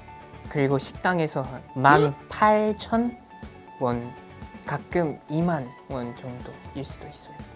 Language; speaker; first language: Korean; non-native, fluent; English